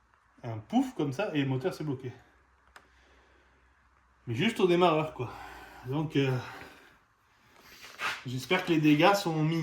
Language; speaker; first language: French; native; French